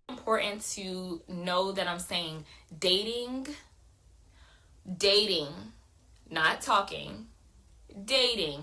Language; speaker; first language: English; native; English